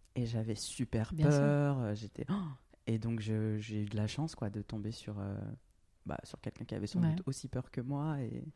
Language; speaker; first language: French; native; French